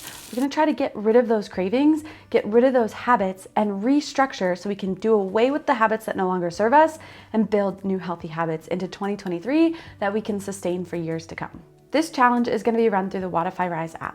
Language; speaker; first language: English; native; English